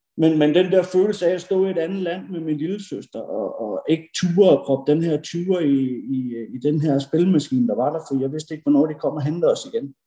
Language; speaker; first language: Danish; early bilingual, other home language; Norwegian